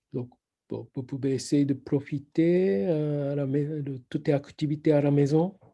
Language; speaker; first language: French; non-native, fluent; Japanese